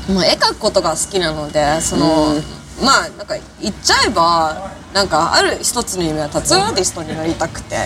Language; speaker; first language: Japanese; early bilingual, heritage; Japanese